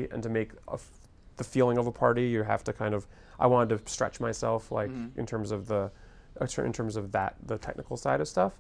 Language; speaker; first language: English; native; English